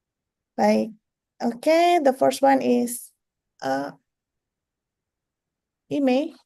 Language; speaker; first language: English; non-native, fluent; Indonesian